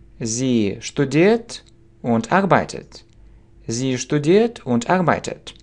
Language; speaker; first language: German; non-native, fluent; Russian